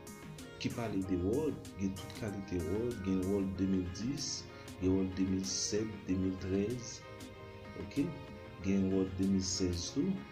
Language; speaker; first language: French; non-native, learner; Haitian Creole